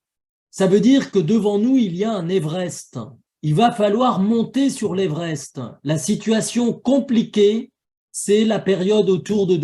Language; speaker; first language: French; native; French